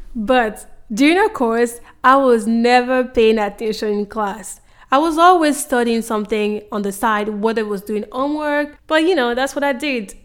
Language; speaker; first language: English; non-native, fluent; French